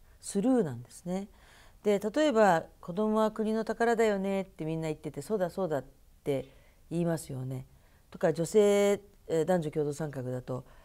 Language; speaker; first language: Japanese; native; Japanese